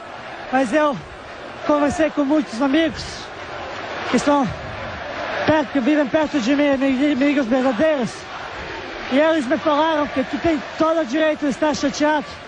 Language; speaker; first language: Portuguese; non-native, fluent; Serbian